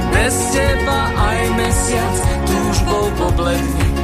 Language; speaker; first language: Slovak; native; Slovak